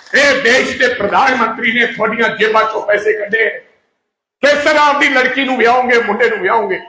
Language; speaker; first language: Hindi; non-native, local second language; Punjabi